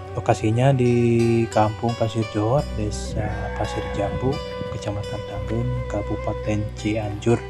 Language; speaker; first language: Malay; non-native, local second language; Sundanese